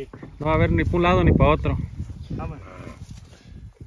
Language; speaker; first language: Spanish; native; Spanish